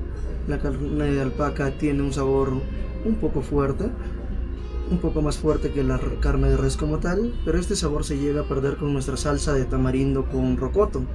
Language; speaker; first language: Spanish; native; Spanish